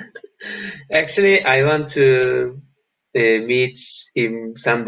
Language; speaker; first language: English; non-native, learner; Turkish